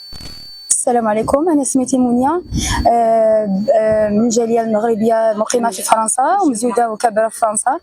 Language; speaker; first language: Arabic; early bilingual, heritage; Arabic